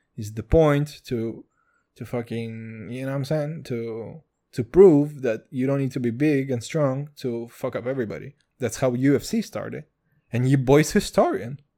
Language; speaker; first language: English; non-native, fluent; Kazakh